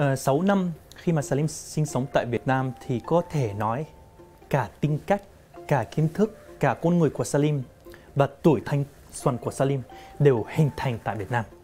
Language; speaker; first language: Vietnamese; non-native, fluent; Arabic